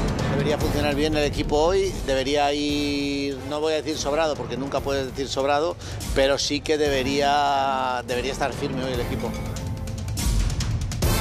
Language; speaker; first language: Spanish; native; Spanish